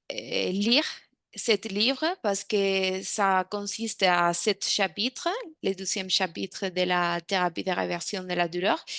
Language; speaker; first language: French; non-native, fluent; Spanish